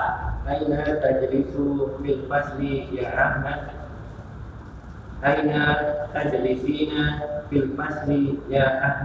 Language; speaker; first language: Arabic; non-native, learner; Indonesian